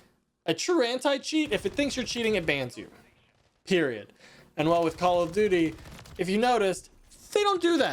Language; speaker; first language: English; native; English